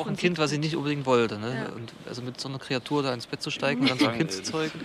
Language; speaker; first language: German; native; German